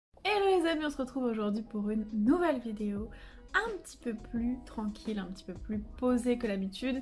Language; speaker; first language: French; native; French